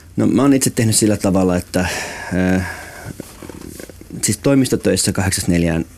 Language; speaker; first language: Finnish; native; Finnish